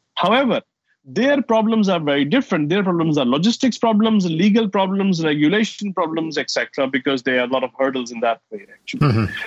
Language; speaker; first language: English; non-native, fluent; Arabic